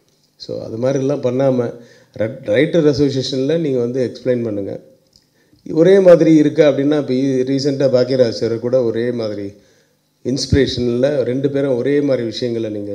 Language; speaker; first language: Tamil; native; Tamil